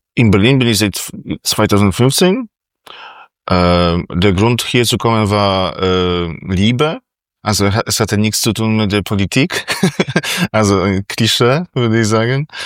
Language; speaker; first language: German; non-native, fluent; Polish